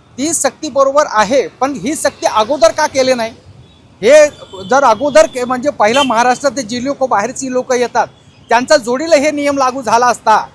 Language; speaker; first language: Marathi; non-native, local second language; Hindi